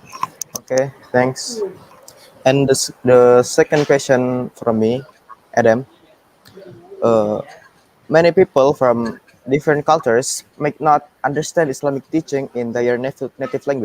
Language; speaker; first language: English; non-native, learner; Indonesian